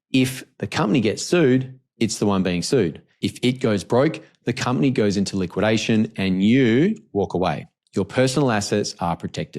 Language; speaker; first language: English; native; English